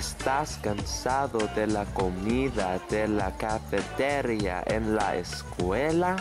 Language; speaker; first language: Spanish; non-native, learner; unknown